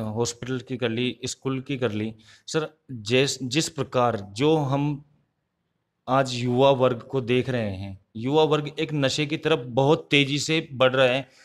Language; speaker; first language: Hindi; native; Hindi